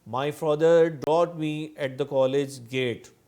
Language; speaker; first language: English; non-native, local second language; Urdu